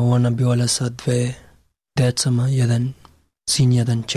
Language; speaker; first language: Serbian; non-native, learner; Pashto